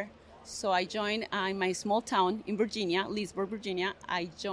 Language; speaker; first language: English; non-native, fluent; Spanish